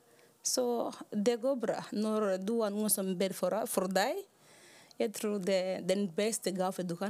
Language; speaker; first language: Norwegian; non-native, learner; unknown